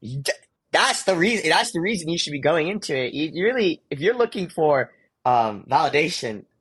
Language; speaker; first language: English; early bilingual, other home language; Hindi